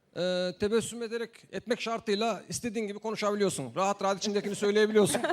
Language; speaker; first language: Turkish; native; Turkish